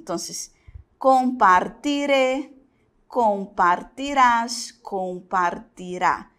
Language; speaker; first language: Spanish; non-native, learner; Portuguese